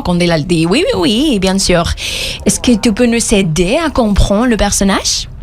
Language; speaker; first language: French; non-native, fluent; Spanish